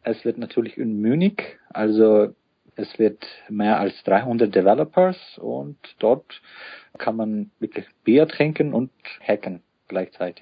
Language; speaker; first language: German; non-native, fluent; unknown